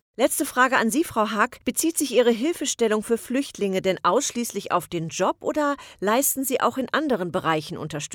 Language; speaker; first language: German; native; German